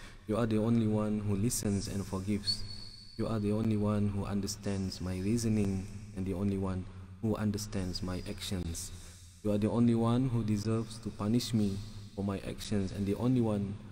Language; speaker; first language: English; non-native, local second language; Malay